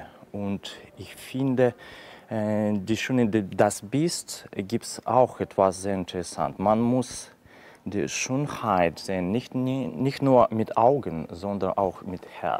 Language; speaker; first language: German; non-native, learner; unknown